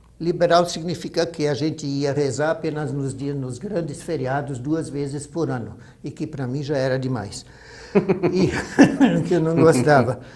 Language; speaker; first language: Portuguese; early bilingual, other home language; German